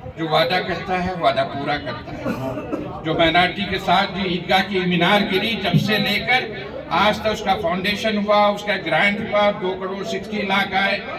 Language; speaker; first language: Urdu; native; Urdu